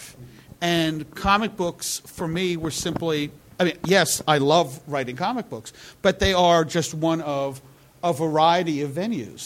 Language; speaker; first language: English; native; English